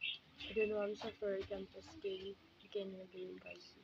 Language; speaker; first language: English; non-native, learner; Indonesian